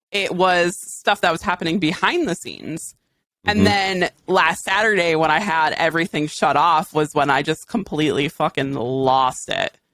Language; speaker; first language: English; native; English